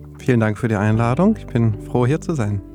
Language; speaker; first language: German; native; German